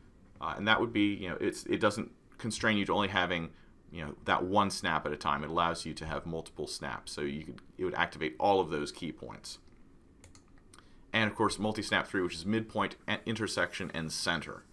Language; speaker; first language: English; native; English